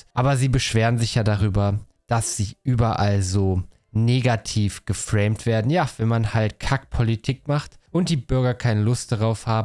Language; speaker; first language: German; native; German